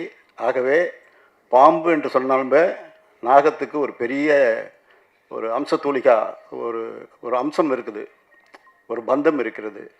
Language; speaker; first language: Tamil; native; Tamil